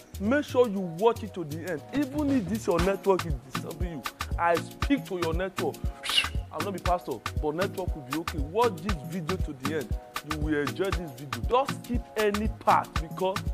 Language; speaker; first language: Nigerian Pidgin; native; Nigerian Pidgin